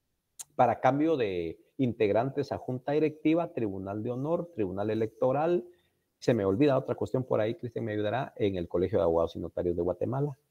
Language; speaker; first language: Spanish; native; Spanish